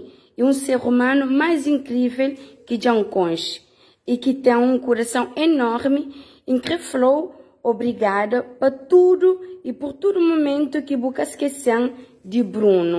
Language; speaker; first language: Portuguese; non-native, local second language; Kabuverdianu